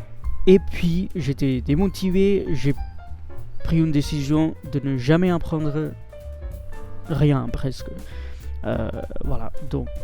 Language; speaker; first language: French; non-native, fluent; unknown